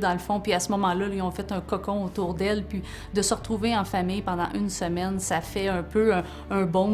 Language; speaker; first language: French; native; French